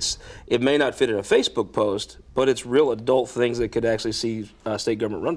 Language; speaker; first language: English; native; English